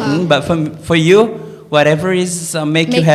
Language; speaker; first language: English; non-native, learner; Indonesian